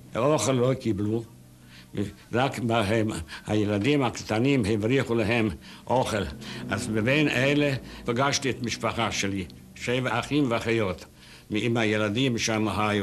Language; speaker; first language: Hebrew; non-native, fluent; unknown